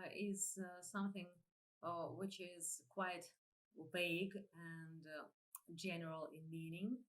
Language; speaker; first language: English; non-native, fluent; Ukrainian